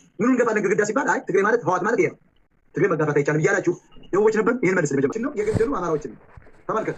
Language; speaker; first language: Amharic; native; Amharic